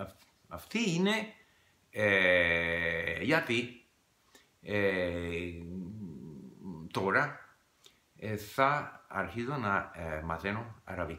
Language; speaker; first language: Greek; non-native, learner; English